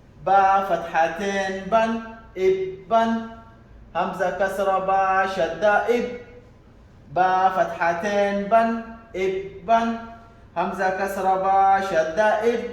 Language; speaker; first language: Arabic; non-native, local second language; Somali